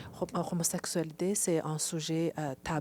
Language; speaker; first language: French; non-native, fluent; Chinese